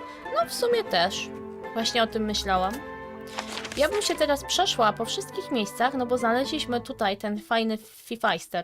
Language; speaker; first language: Polish; native; Polish